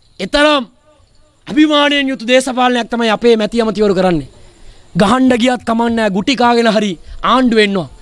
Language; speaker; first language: Sinhala; non-native, local second language; Tamil